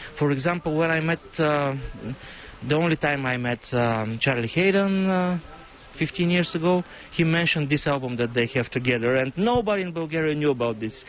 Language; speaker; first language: English; non-native, fluent; Bulgarian